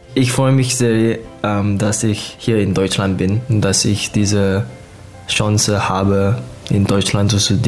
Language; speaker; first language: German; non-native, learner; Malay